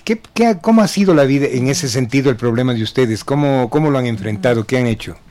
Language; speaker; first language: Spanish; native; Spanish